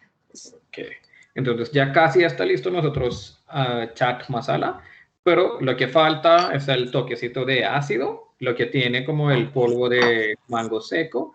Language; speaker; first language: Spanish; non-native, fluent; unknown